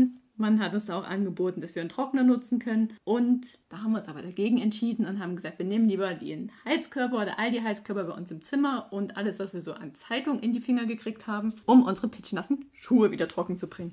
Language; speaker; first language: German; native; German